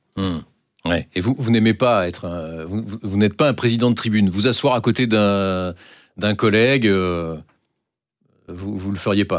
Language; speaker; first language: French; native; French